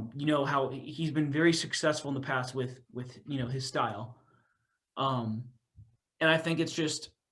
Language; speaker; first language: English; native; English